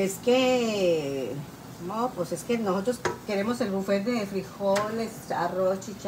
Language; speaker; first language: Spanish; native; Spanish